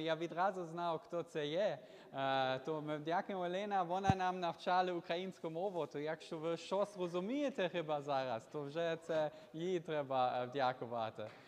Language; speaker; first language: Ukrainian; non-native, learner; German